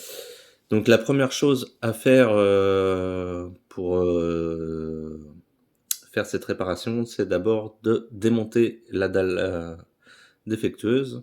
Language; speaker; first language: French; native; French